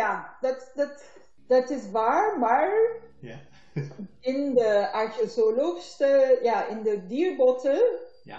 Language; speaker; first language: Dutch; non-native, learner; Turkish